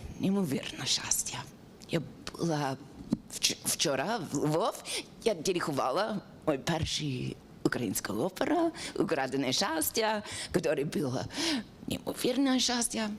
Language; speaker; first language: Ukrainian; non-native, learner; English